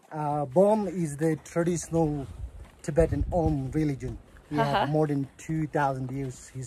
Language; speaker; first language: English; non-native, fluent; Tibetan